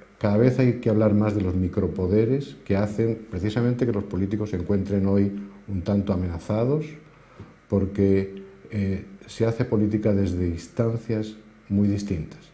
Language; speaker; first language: Spanish; native; Spanish